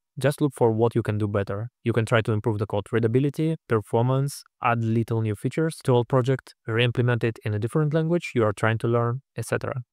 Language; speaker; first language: English; non-native, fluent; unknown